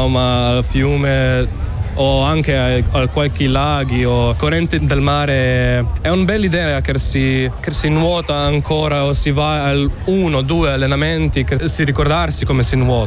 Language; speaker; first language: Italian; non-native, local second language; Slovenian